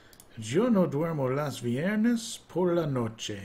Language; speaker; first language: Spanish; non-native, learner; English